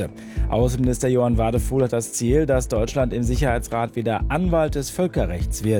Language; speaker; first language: German; native; German